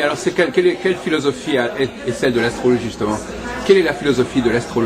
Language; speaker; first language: French; native; French